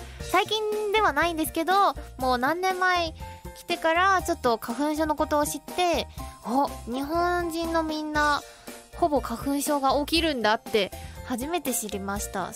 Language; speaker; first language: Japanese; non-native, fluent; Chinese